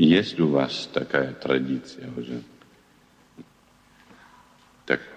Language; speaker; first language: Russian; non-native, learner; German